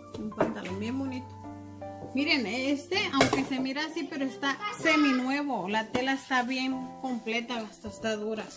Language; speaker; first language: Spanish; native; Spanish